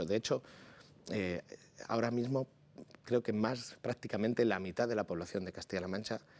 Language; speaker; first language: Spanish; native; Spanish